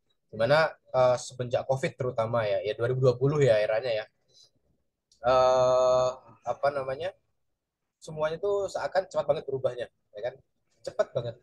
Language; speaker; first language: Indonesian; native; Indonesian